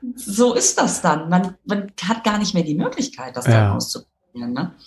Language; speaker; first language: German; native; German